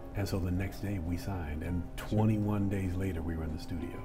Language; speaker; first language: English; native; English